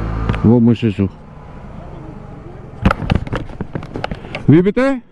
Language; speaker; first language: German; non-native, learner; Urdu